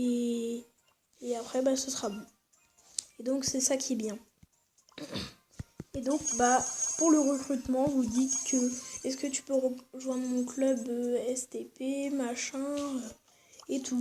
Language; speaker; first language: French; native; French